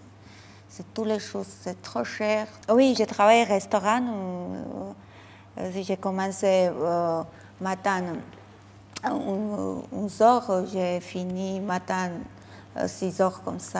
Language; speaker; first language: French; non-native, learner; Georgian